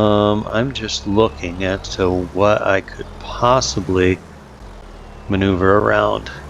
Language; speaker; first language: English; native; English